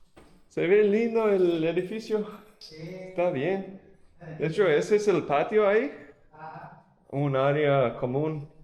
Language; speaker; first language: Spanish; non-native, fluent; English